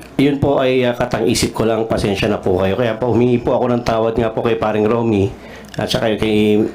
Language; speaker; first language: Filipino; non-native, local second language; Cebuano